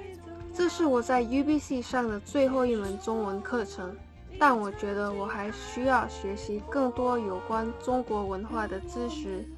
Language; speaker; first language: Chinese; non-native, learner; English